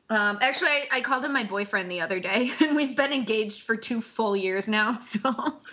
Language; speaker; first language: English; native; English